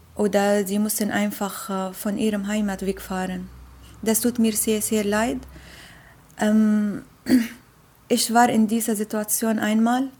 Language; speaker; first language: German; non-native, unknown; Arabic